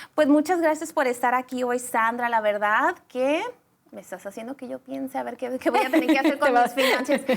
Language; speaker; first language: Spanish; early bilingual, other home language; English